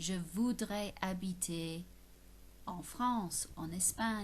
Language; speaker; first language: French; non-native, fluent; English